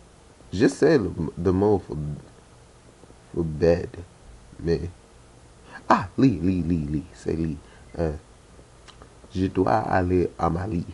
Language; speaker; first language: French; non-native, learner; English